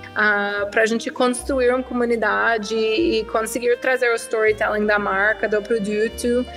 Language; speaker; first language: Portuguese; non-native, fluent; English